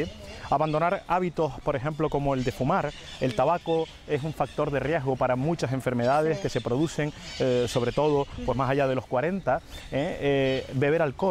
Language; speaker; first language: Spanish; native; Spanish